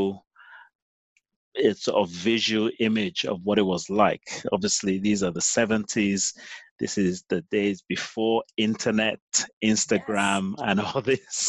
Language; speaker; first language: English; native; English